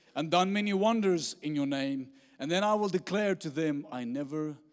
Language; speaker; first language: English; non-native, local second language; Afrikaans